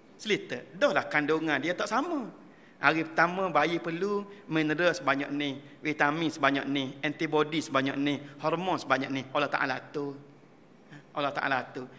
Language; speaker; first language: Malay; native; Malay